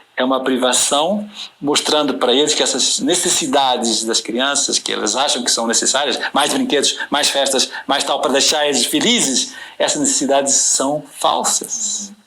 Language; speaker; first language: Portuguese; native; Portuguese